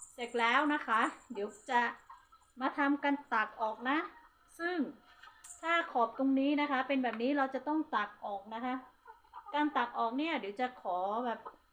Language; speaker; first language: Thai; non-native, local second language; Hmong